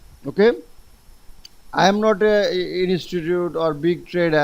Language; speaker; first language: English; non-native, local second language; Bangla